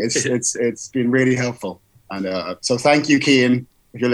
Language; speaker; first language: English; native; English